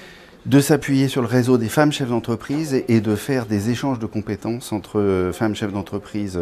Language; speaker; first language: French; native; French